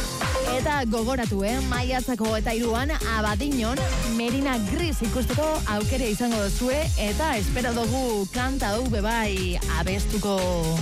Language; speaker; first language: Basque; native; Basque